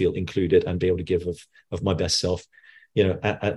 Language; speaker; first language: English; native; English